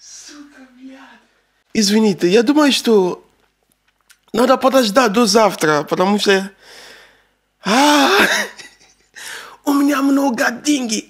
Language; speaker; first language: Russian; non-native, learner; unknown